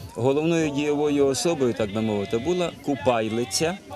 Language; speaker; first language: Ukrainian; native; Ukrainian